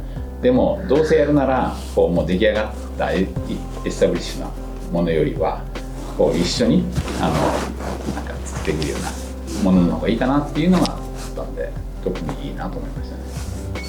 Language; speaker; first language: Japanese; native; Japanese